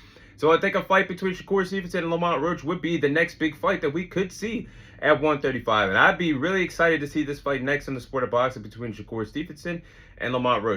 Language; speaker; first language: English; native; English